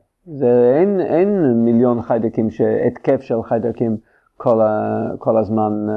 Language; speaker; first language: Hebrew; non-native, fluent; English